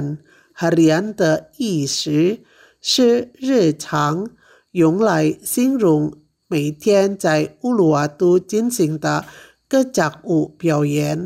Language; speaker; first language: Chinese; non-native, fluent; Indonesian